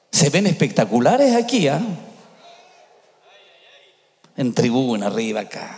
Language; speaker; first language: Spanish; native; Spanish